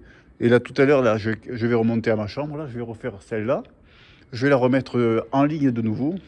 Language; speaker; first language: French; native; French